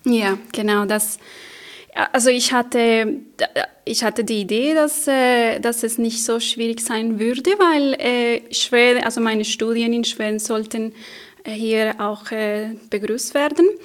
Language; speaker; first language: German; non-native, fluent; Spanish